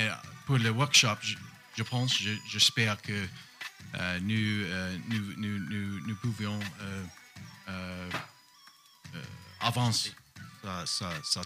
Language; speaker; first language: French; non-native, learner; English